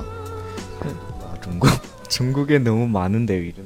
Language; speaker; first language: Korean; non-native, learner; Chinese